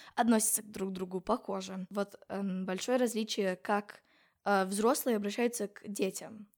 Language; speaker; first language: Russian; non-native, fluent; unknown